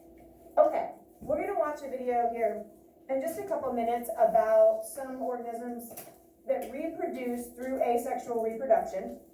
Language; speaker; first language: English; native; English